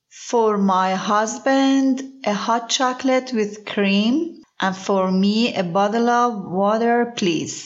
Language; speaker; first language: English; non-native, learner; Persian